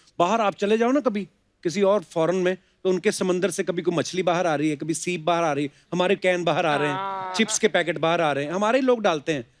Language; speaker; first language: Hindi; native; Hindi